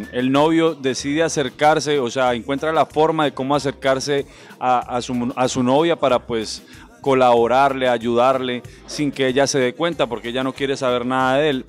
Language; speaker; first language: Spanish; native; Spanish